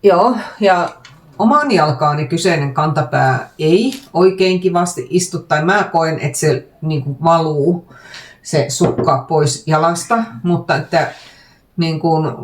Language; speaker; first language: Finnish; native; Finnish